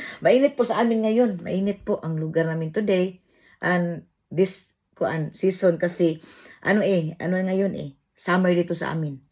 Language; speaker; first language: Filipino; non-native, local second language; Cebuano